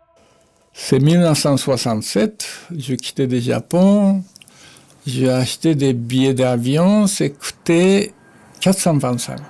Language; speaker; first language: French; non-native, fluent; Japanese